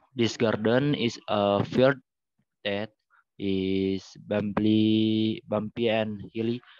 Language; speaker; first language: English; non-native, learner; Indonesian